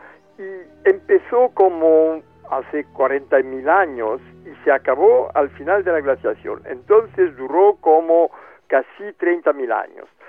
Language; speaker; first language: Spanish; non-native, fluent; French